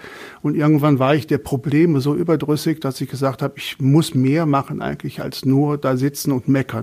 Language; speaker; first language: German; native; German